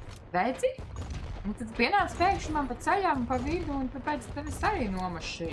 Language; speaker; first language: Latvian; native; Latvian